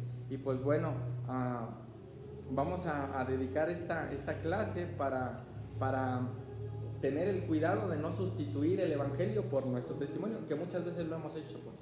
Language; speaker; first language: Spanish; native; Spanish